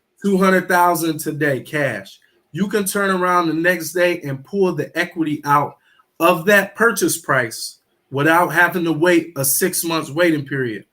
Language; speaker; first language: English; native; English